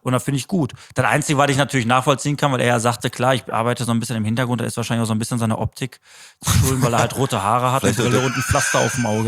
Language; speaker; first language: German; native; German